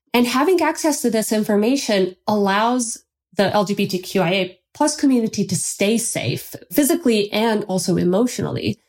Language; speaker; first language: English; non-native, fluent; Turkish